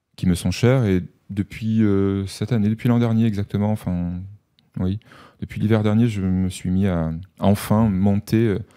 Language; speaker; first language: French; native; French